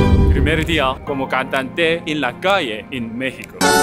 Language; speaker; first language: Spanish; non-native, learner; Korean